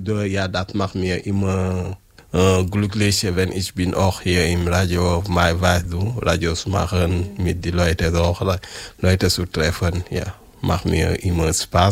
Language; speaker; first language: German; non-native, learner; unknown